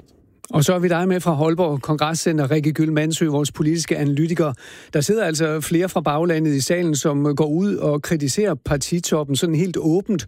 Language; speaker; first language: Danish; native; Danish